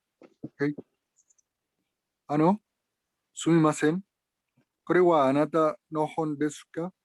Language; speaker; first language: Japanese; non-native, learner; Spanish